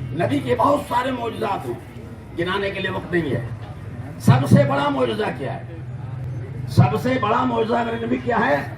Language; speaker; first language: Urdu; native; Urdu